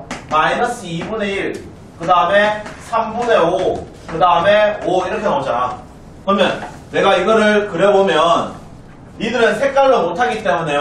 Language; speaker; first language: Korean; native; Korean